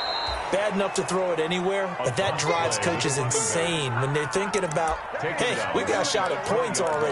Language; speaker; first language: English; native; English